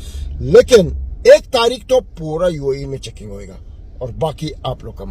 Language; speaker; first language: Hindi; non-native, learner; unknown